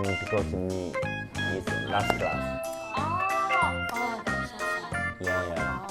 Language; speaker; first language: English; non-native, learner; Korean